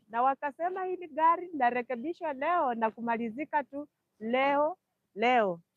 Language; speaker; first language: Swahili; non-native, local second language; Luyia